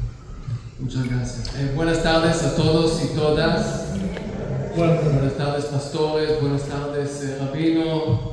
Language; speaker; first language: Spanish; non-native, fluent; Hebrew